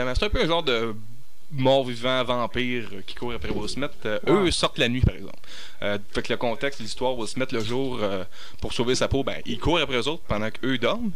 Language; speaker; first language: French; native; French